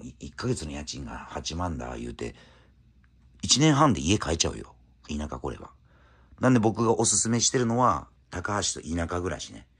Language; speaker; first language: Japanese; native; Japanese